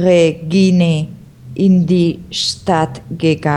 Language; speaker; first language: German; non-native, learner; Spanish